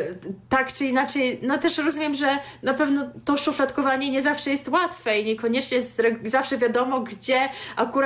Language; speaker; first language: Polish; native; Polish